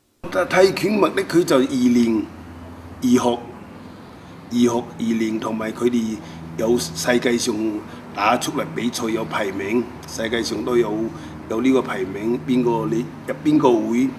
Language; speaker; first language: Cantonese; non-native, local second language; Min Nan Chinese